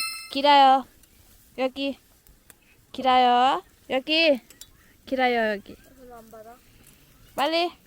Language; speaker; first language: Korean; non-native, learner; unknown